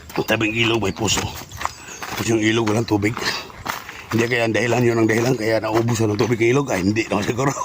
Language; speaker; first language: Filipino; non-native, local second language; Cebuano